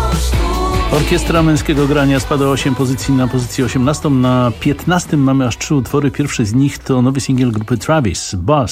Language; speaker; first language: Polish; native; Polish